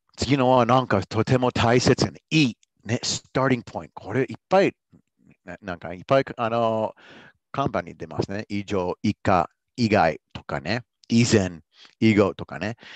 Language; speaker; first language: Japanese; non-native, fluent; English